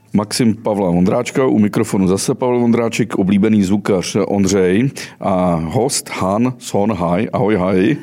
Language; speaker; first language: Czech; native; Czech